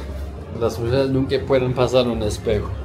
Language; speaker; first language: Spanish; non-native, learner; Swedish